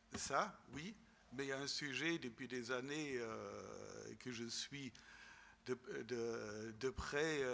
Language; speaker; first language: French; non-native, fluent; German